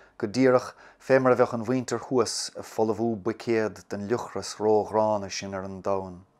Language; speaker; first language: Irish; native; Irish